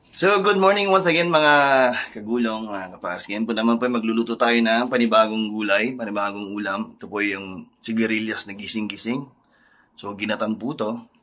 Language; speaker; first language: Filipino; native; Filipino